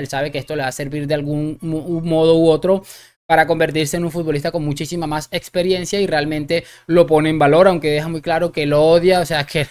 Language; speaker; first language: Spanish; native; Spanish